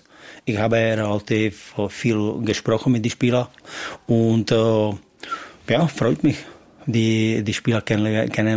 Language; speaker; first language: German; non-native, learner; Czech